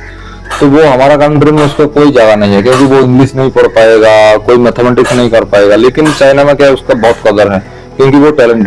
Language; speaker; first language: Hindi; non-native, local second language; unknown